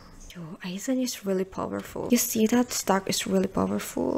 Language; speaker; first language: English; non-native, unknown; Indonesian